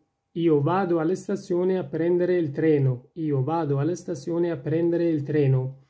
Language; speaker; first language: Italian; non-native, fluent; Persian